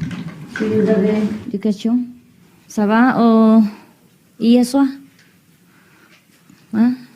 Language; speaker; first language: French; non-native, learner; Chinese